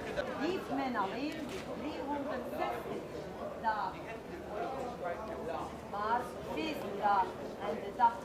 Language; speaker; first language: Dutch; non-native, learner; Arabic